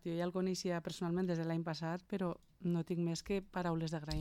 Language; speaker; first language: Catalan; native; Catalan